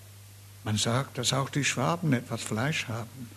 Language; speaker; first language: German; non-native, fluent; English